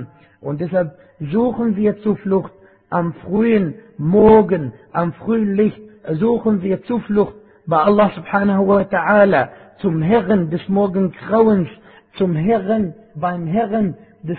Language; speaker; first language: German; non-native, fluent; Arabic